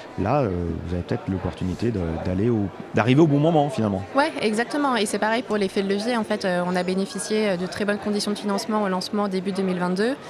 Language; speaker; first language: French; native; French